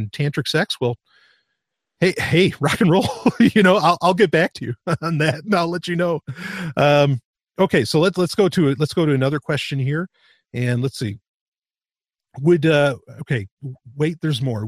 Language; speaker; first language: English; native; English